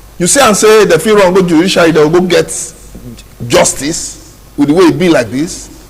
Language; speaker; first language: Nigerian Pidgin; non-native, local second language; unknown